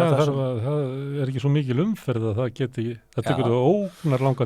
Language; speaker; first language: Icelandic; native; Icelandic